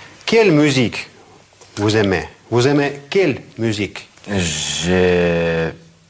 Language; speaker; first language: French; non-native, fluent; Russian